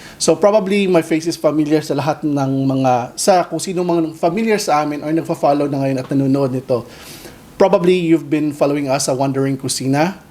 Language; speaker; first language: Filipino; non-native, local second language; Cebuano